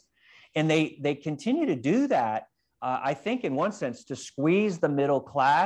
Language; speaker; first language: English; native; English